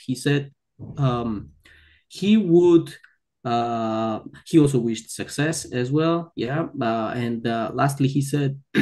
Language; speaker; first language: English; non-native, fluent; Georgian